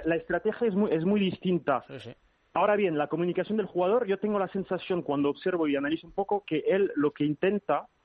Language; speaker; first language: Spanish; early bilingual, heritage; French